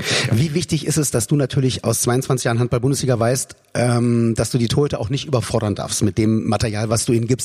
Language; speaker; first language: German; native; German